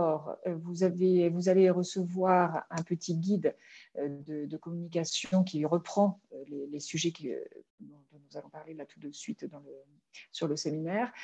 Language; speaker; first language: French; native; French